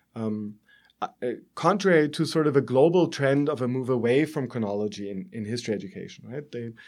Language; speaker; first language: English; non-native, fluent; German